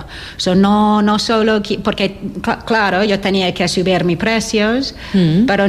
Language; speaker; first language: Spanish; non-native, learner; English